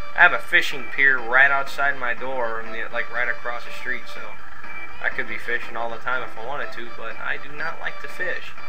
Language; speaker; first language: English; native; English